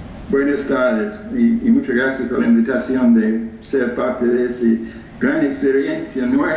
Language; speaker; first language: Spanish; non-native, fluent; English